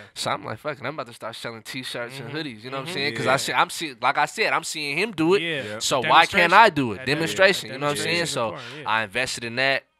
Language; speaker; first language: English; native; English